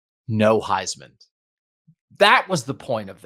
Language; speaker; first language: English; native; English